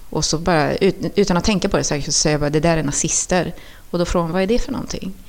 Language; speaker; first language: Swedish; early bilingual, other home language; Spanish